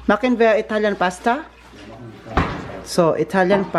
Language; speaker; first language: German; non-native, learner; Filipino